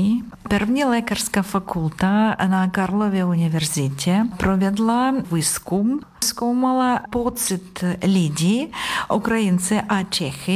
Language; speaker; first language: Czech; non-native, learner; Ukrainian